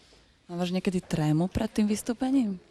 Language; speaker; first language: Slovak; native; Slovak